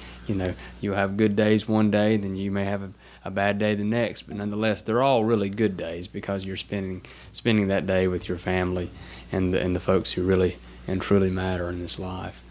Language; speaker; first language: English; native; English